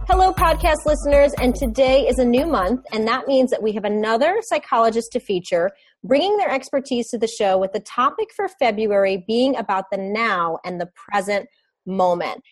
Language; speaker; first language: English; native; English